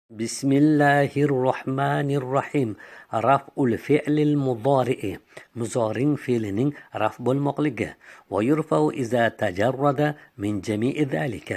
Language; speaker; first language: Arabic; non-native, fluent; Uzbek